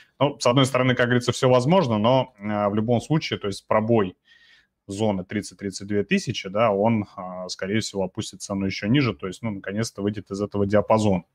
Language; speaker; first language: Russian; native; Russian